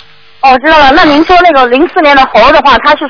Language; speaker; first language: Chinese; native; Chinese